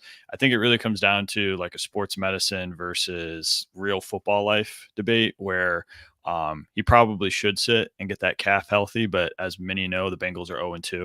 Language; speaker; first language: English; native; English